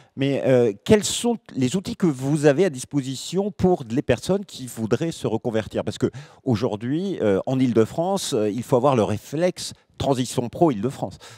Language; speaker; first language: French; native; French